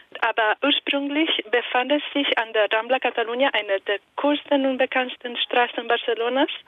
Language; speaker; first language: German; non-native, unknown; Italian